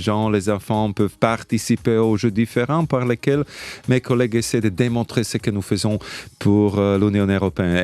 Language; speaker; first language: French; non-native, fluent; Slovak